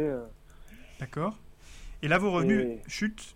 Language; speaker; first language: French; native; French